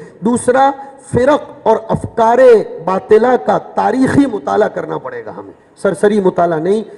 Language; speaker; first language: Urdu; native; Urdu